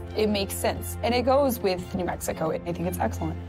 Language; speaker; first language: English; native; English